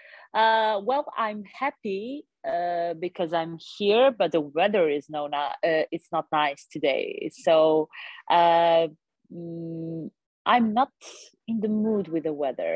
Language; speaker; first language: English; non-native, fluent; Serbian